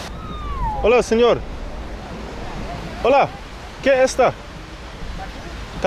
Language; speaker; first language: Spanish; non-native, learner; English